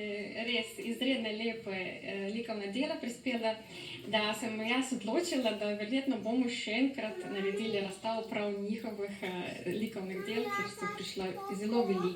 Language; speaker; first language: Slovenian; non-native, fluent; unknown